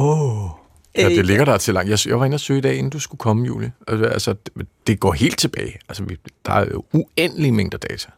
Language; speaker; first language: Danish; native; Danish